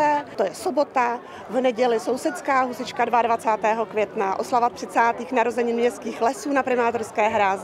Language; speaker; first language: Czech; native; Czech